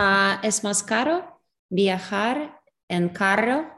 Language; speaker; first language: Spanish; non-native, learner; English